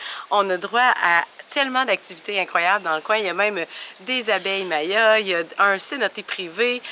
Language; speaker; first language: French; native; French